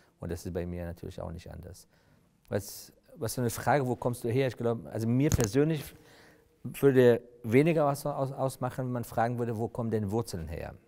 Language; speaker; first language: German; early bilingual, other home language; Persian